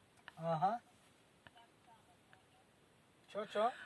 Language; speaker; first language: Russian; non-native, learner; Tajik